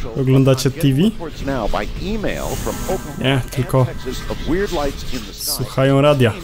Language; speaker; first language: Polish; native; Polish